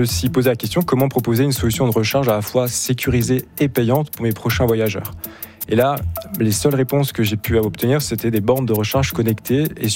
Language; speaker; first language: French; native; French